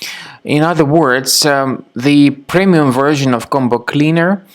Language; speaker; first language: English; non-native, fluent; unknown